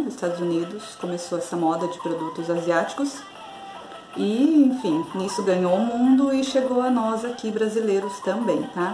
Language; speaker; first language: Portuguese; native; Portuguese